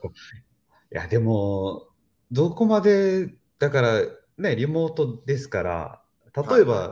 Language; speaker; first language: Japanese; native; Japanese